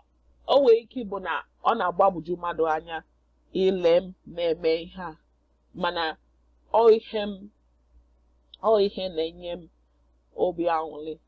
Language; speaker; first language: Igbo; non-native, learner; English